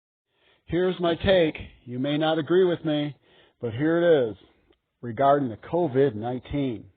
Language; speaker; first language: English; native; English